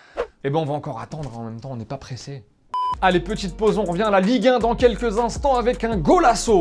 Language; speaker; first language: French; native; French